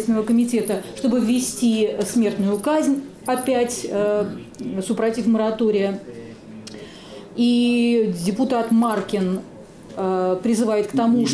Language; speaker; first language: Russian; native; Russian